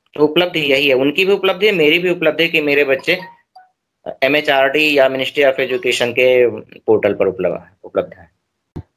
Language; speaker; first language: Hindi; native; Hindi